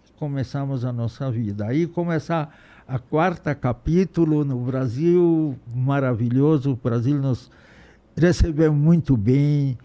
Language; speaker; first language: Portuguese; non-native, fluent; Hungarian